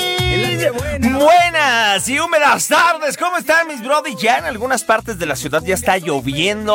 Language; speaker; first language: Spanish; native; Spanish